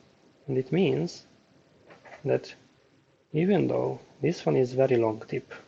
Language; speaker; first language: English; non-native, fluent; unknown